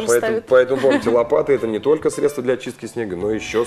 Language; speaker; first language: Russian; native; Russian